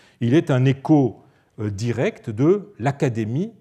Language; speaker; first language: French; native; French